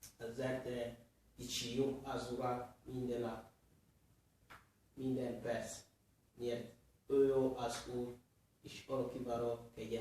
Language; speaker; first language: Hungarian; non-native, learner; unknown